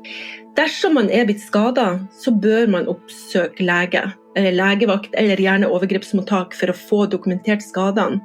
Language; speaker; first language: Norwegian; native; Norwegian